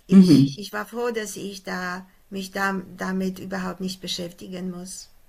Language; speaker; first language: German; non-native, fluent; Polish